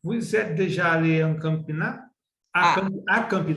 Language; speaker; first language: French; non-native, learner; Portuguese